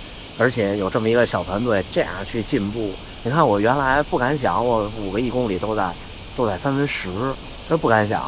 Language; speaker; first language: Chinese; native; Chinese